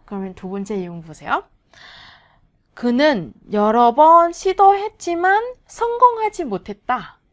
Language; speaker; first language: Korean; non-native, learner; Vietnamese